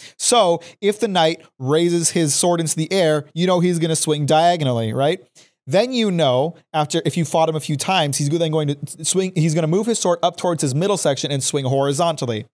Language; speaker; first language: English; native; English